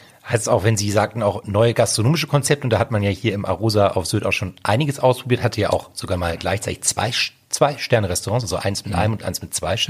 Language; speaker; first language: German; native; German